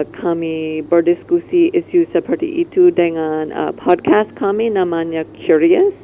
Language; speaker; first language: Indonesian; non-native, learner; English